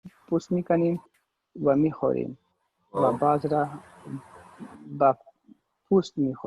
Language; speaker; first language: Persian; non-native, learner; Urdu